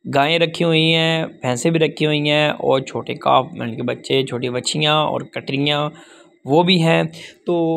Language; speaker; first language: Urdu; non-native, local second language; Punjabi